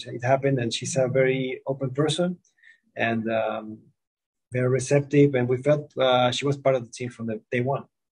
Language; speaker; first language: English; non-native, fluent; Spanish